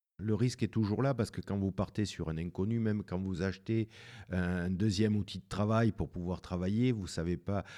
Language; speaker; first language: French; native; French